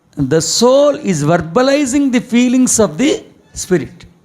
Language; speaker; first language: English; non-native, local second language; Telugu